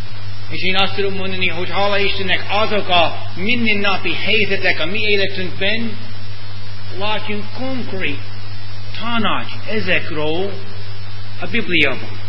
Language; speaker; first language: Hungarian; non-native, fluent; English